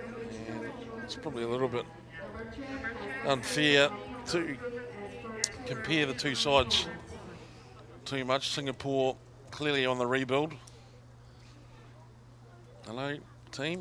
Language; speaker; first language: English; native; English